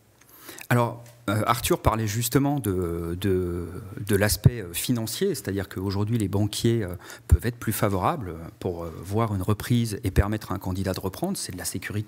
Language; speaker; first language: French; native; French